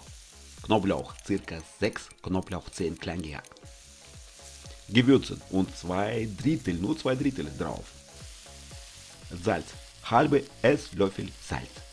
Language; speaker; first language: German; non-native, learner; Russian